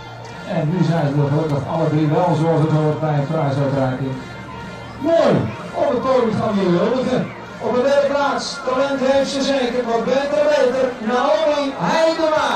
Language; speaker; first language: Dutch; native; Dutch